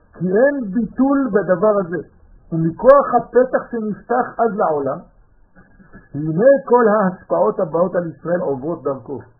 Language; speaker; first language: Hebrew; non-native, fluent; French